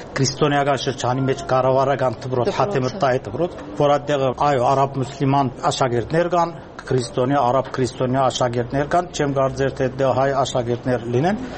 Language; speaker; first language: Armenian; early bilingual, heritage; Armenian